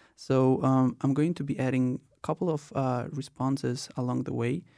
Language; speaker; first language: English; non-native, fluent; Spanish